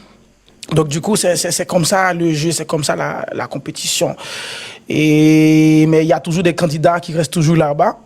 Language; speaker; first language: French; non-native, local second language; Haitian Creole